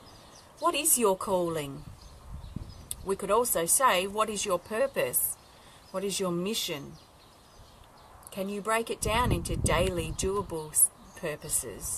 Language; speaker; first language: English; native; English